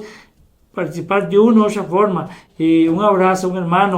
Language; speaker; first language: Spanish; native; Spanish